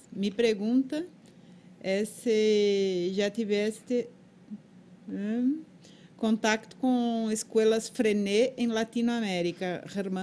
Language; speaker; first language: Spanish; non-native, learner; Portuguese